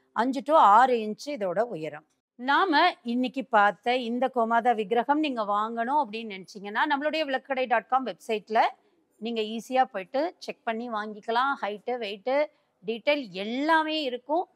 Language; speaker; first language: Tamil; native; Tamil